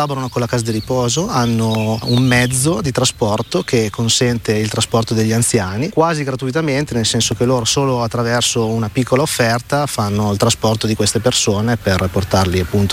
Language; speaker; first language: Italian; native; Italian